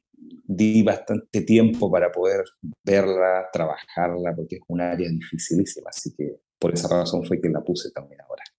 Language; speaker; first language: Spanish; native; Spanish